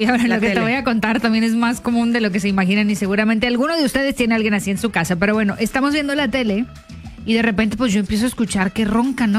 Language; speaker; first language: Spanish; native; Spanish